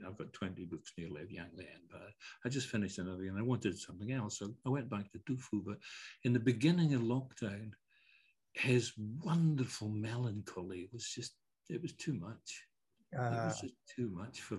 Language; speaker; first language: English; early bilingual, other home language; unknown